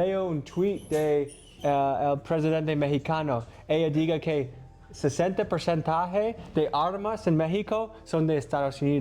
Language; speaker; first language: Spanish; non-native, learner; English